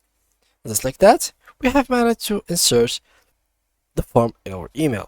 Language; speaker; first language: English; non-native, fluent; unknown